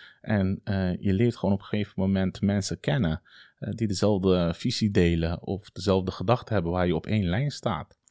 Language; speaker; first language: Dutch; early bilingual, other home language; Turkish